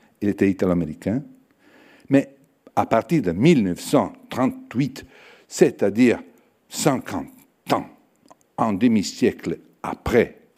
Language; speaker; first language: French; non-native, fluent; Italian